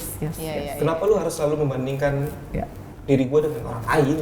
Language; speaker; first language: Indonesian; native; Indonesian